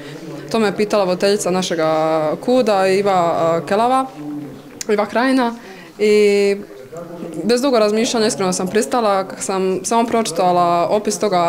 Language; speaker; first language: Bosnian; native; Bosnian